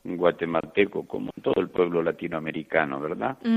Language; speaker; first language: Spanish; native; Spanish